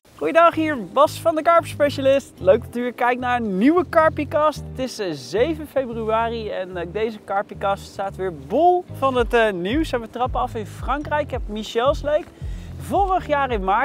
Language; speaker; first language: Dutch; native; Dutch